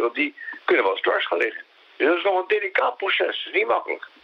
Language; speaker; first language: Dutch; native; Dutch